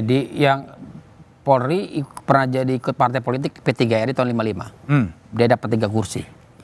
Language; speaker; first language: Indonesian; native; Indonesian